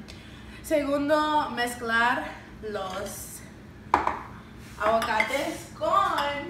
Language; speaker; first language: Spanish; non-native, learner; English